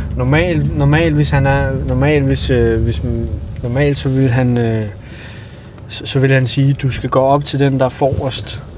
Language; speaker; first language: Danish; early bilingual, other home language; Albanian